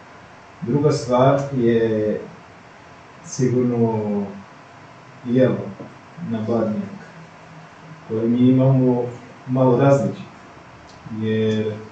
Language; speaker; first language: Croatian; non-native, fluent; Portuguese